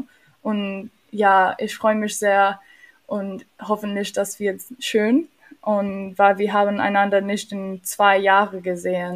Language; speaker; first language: German; non-native, learner; English